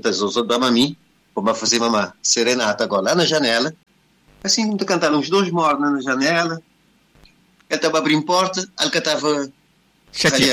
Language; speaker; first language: Portuguese; non-native, local second language; Kabuverdianu